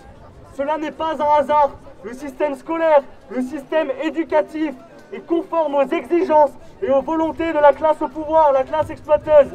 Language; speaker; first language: French; native; French